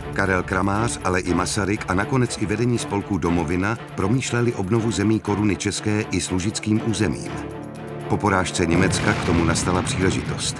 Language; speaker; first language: Czech; native; Czech